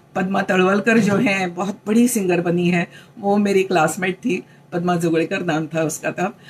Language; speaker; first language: Hindi; non-native, local second language; Marathi